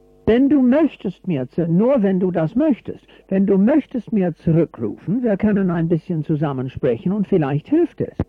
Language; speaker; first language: German; non-native, fluent; English